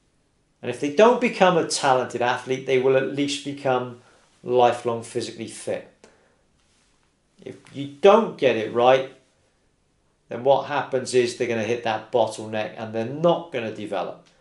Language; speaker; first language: English; native; English